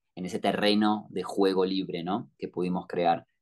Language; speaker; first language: Spanish; native; Spanish